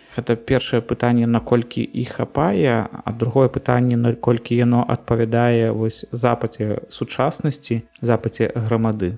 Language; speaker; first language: Belarusian; native; Belarusian